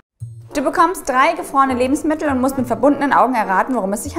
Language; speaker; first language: German; native; German